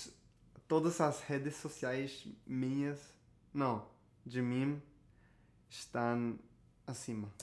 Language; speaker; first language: Portuguese; non-native, learner; Spanish